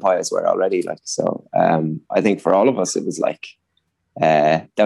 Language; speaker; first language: English; native; English